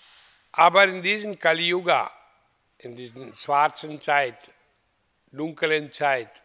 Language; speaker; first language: German; non-native, fluent; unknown